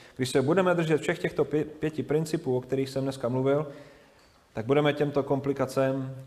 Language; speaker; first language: Czech; native; Czech